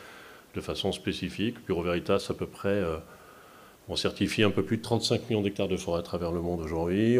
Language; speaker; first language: French; native; French